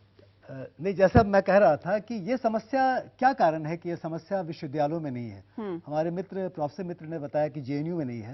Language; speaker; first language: Hindi; native; Hindi